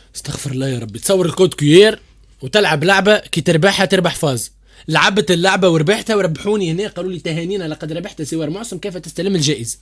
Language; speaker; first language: Arabic; native; Arabic